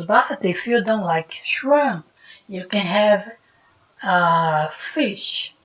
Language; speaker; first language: English; non-native, fluent; Portuguese